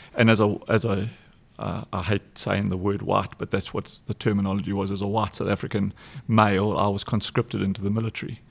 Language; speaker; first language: English; native; English